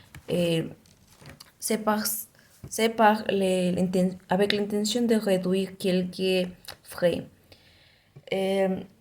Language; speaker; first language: French; non-native, learner; Spanish